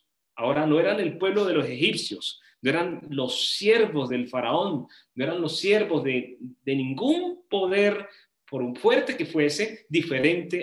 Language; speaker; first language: Spanish; native; Spanish